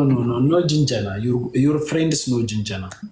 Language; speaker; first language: English; non-native, learner; Amharic